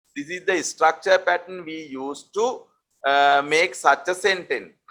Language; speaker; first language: English; non-native, local second language; Sinhala